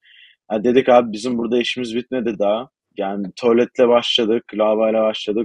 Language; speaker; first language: Turkish; early bilingual, heritage; Turkish